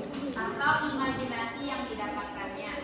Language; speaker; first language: Indonesian; native; Indonesian